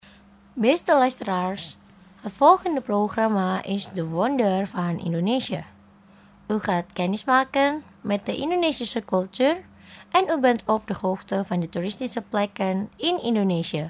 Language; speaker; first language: Dutch; non-native, fluent; Indonesian